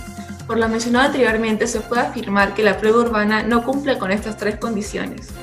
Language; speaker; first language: Spanish; native; Spanish